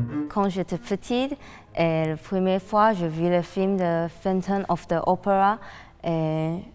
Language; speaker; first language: French; non-native, learner; Chinese